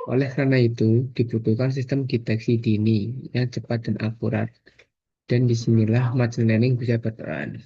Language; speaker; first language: Indonesian; native; Indonesian